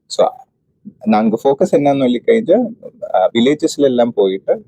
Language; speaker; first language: Tamil; non-native, local second language; Malayalam